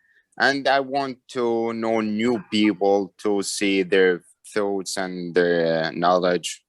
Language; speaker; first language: English; non-native, learner; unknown